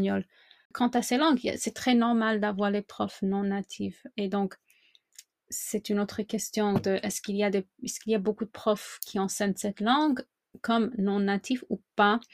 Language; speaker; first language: French; non-native, fluent; English